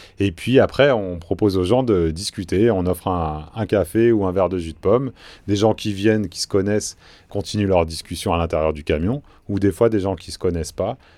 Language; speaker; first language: French; native; French